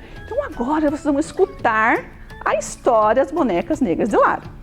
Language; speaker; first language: Portuguese; native; Portuguese